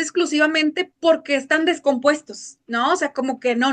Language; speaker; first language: Spanish; native; Spanish